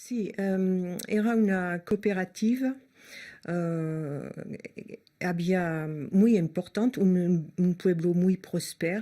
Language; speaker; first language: Spanish; non-native, fluent; French